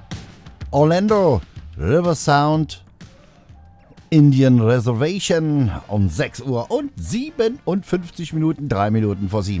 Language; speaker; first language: German; native; German